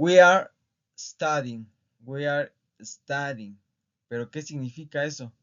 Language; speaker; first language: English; non-native, fluent; Spanish